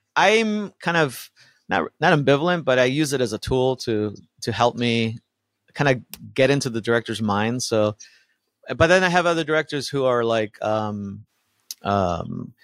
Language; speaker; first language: English; early bilingual, other home language; Spanish